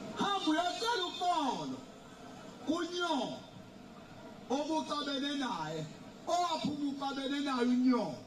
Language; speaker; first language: Zulu; native; Zulu